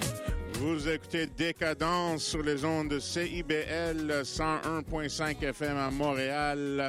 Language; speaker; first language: French; native; French